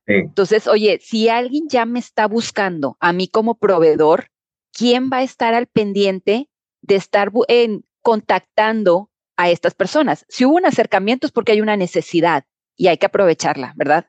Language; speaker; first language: Spanish; native; Spanish